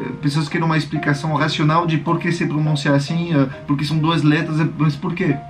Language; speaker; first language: Portuguese; non-native, fluent; French